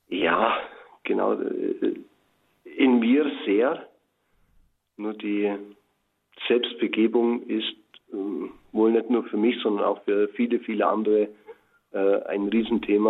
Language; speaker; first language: German; native; German